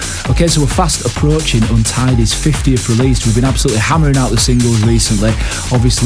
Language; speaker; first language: English; native; English